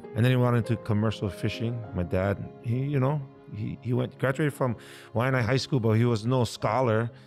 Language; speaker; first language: English; native; English